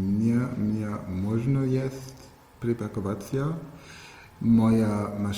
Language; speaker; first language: Russian; non-native, learner; German